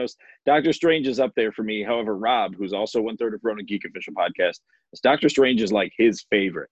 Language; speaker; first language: English; native; English